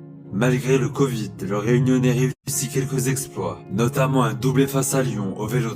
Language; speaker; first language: French; native; French